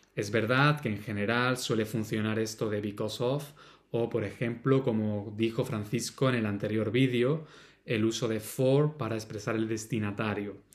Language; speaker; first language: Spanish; native; Spanish